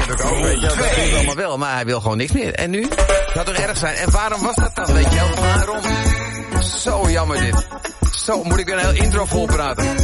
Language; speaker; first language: Dutch; native; Dutch